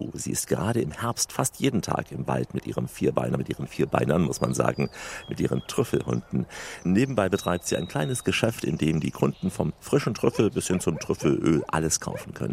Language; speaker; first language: German; native; German